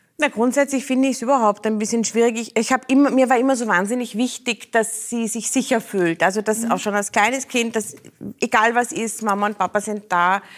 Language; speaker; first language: German; native; German